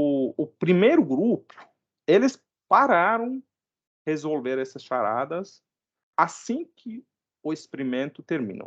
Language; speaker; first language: Portuguese; non-native, fluent; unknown